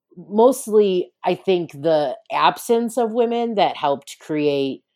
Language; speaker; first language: English; native; English